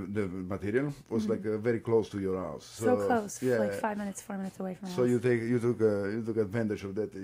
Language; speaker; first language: English; non-native, fluent; Italian